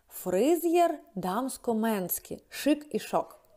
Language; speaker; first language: Russian; native; Russian